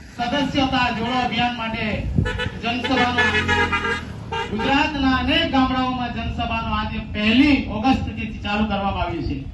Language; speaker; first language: Gujarati; non-native, local second language; Rathawi